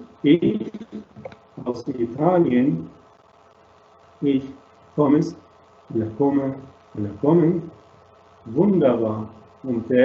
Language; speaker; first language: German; non-native, fluent; Arabic